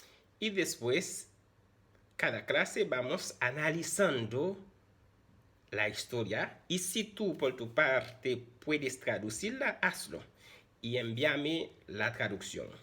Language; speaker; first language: Spanish; non-native, fluent; Haitian Creole